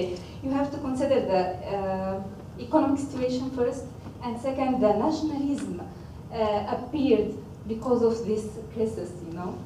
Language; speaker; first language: English; non-native, fluent; Arabic